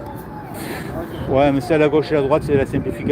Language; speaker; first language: French; native; French